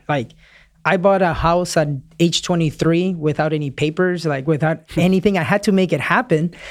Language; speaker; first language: English; early bilingual, other home language; Spanish